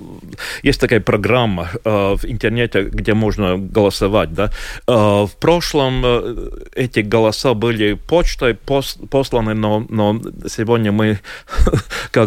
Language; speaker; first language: Russian; non-native, local second language; Latvian